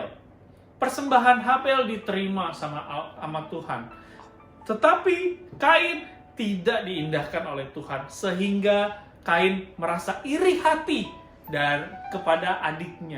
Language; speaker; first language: Indonesian; native; Indonesian